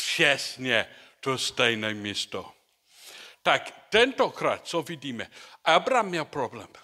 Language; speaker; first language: Czech; non-native, learner; English